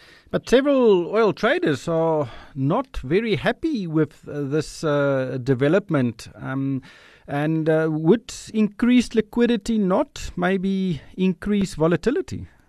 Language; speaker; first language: English; non-native, local second language; Afrikaans